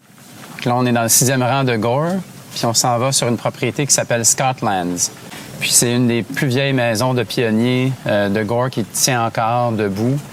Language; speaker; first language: French; native; French